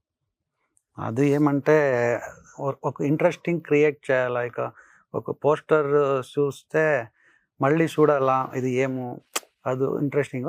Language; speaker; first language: Telugu; non-native, learner; Kannada